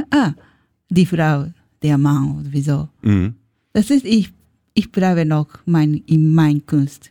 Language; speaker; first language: German; non-native, learner; Japanese